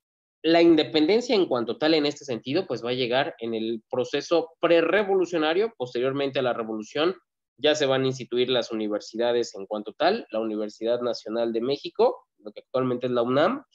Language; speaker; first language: Spanish; native; Spanish